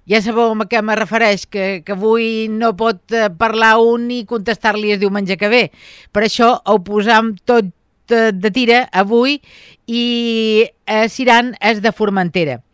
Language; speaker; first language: Catalan; native; Catalan